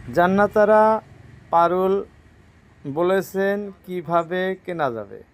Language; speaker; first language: Bangla; native; Bangla